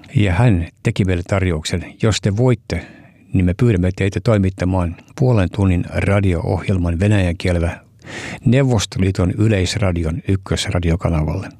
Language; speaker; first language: Finnish; early bilingual, heritage; Finnish